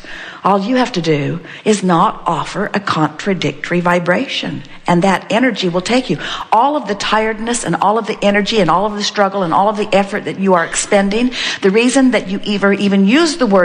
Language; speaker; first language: English; native; English